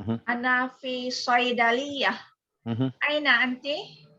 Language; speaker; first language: Arabic; non-native, learner; Malay